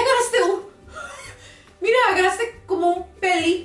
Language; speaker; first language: Spanish; early bilingual, heritage; English